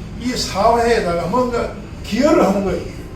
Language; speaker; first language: Korean; native; Korean